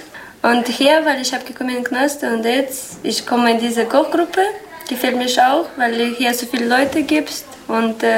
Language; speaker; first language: German; non-native, learner; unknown